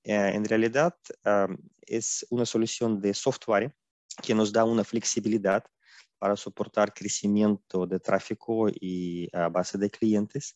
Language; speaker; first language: Spanish; non-native, fluent; Russian